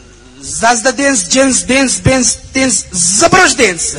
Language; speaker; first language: Russian; non-native, learner; Uzbek